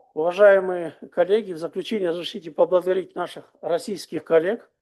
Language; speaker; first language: Russian; non-native, local second language; Kazakh